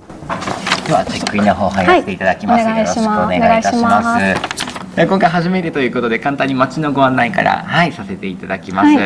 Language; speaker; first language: Japanese; native; Japanese